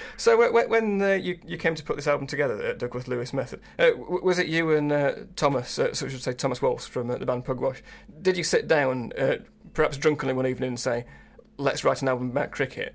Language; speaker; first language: English; native; English